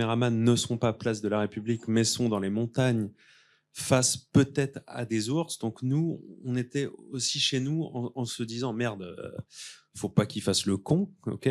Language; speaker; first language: French; native; French